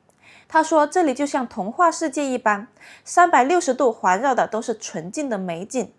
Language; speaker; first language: Chinese; native; Chinese